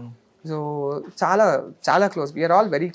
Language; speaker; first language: Telugu; non-native, learner; Kannada